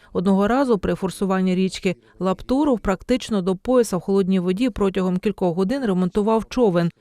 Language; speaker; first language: Ukrainian; native; Ukrainian